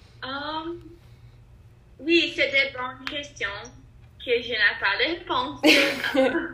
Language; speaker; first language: French; non-native, learner; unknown